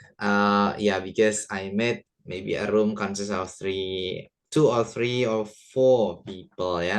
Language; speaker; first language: English; non-native, fluent; Indonesian